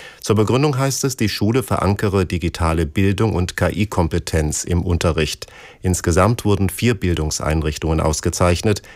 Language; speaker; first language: German; native; German